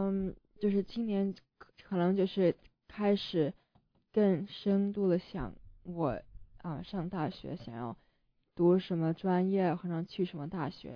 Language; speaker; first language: Chinese; early bilingual, heritage; Chinese